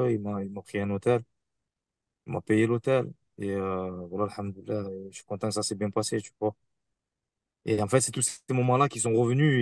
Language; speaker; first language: French; native; French